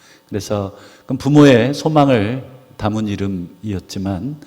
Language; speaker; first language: Korean; native; Korean